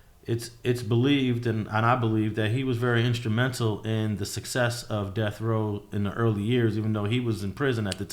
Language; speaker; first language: English; native; English